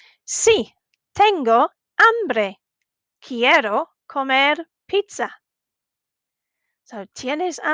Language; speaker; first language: Spanish; non-native, fluent; English